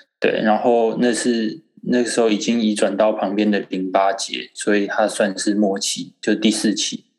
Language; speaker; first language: Chinese; native; Chinese